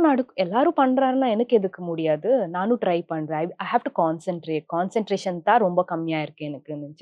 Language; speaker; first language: Tamil; non-native, local second language; Kannada